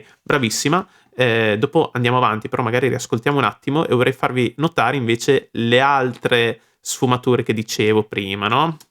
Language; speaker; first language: Italian; native; Italian